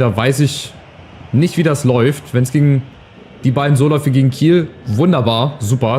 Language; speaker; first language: German; native; German